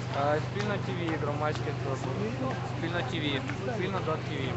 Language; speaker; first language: Ukrainian; native; Ukrainian